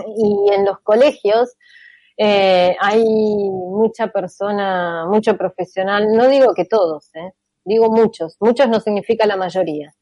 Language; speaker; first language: Spanish; native; Spanish